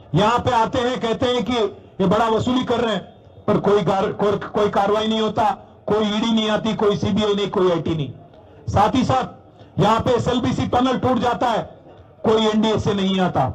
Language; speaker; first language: Hindi; non-native, local second language; Telugu